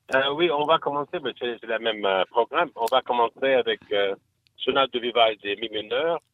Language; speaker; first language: French; non-native, fluent; English